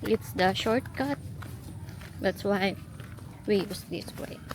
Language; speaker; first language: English; non-native, local second language; Filipino